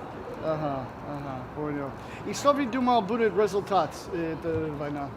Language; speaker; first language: Russian; non-native, learner; English